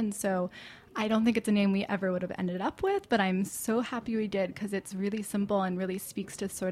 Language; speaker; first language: English; native; English